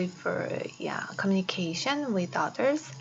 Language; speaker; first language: English; non-native, fluent; Korean